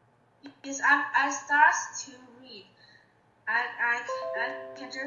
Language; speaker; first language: English; non-native, learner; Chinese